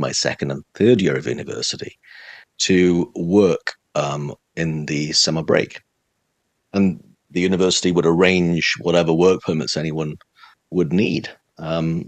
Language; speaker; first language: English; native; English